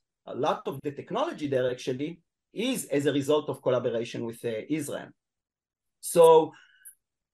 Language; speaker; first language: English; non-native, fluent; Hebrew